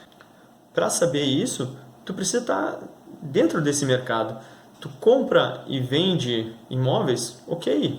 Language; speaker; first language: Portuguese; native; Portuguese